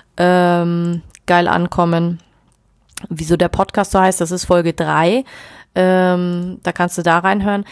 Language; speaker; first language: German; native; German